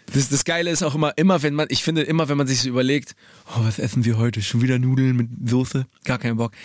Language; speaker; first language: German; early bilingual, other home language; Polish